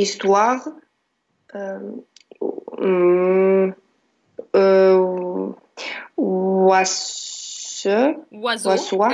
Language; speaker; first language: French; non-native, learner; Russian